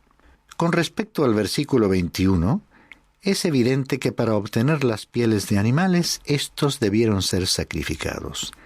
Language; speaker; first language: Spanish; native; Spanish